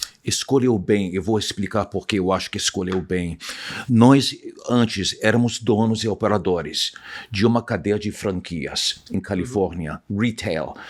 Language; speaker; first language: Portuguese; non-native, fluent; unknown